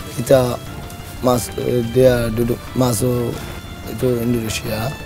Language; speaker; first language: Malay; non-native, learner; Rohingya